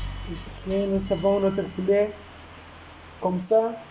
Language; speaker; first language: French; non-native, learner; Spanish